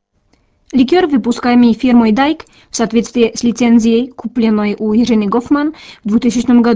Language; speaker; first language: Russian; native; Russian